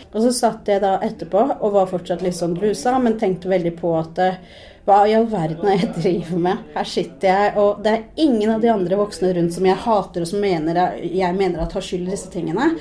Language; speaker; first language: Norwegian; early bilingual, other home language; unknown